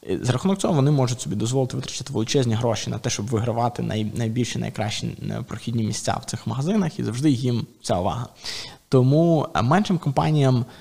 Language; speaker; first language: Ukrainian; native; Ukrainian